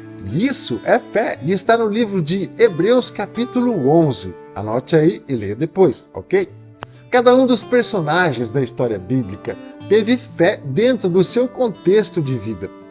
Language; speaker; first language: Portuguese; native; Portuguese